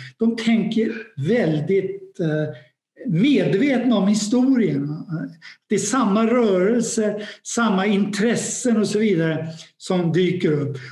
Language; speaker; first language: Swedish; native; Swedish